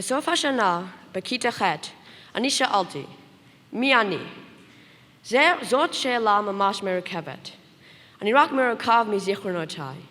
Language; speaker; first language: Hebrew; non-native, learner; English